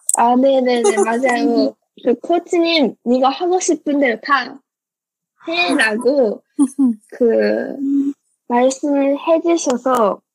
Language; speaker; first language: Korean; non-native, learner; Japanese